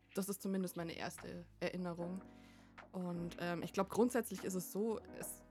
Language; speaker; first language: German; early bilingual, other home language; Vietnamese